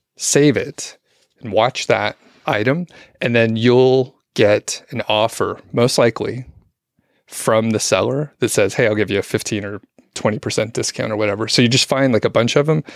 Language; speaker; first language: English; early bilingual, other home language; Filipino